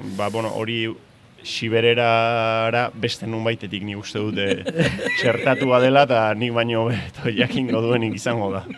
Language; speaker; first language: Basque; native; Basque